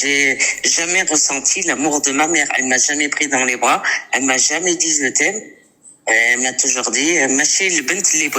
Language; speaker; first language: French; native; French